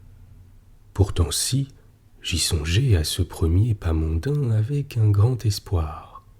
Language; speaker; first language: French; native; French